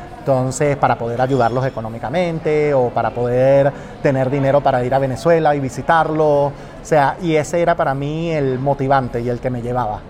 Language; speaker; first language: Spanish; native; Spanish